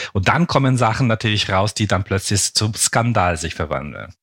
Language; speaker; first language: German; non-native, fluent; Turkish